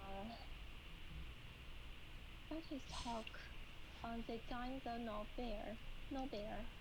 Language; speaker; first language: English; non-native, learner; Chinese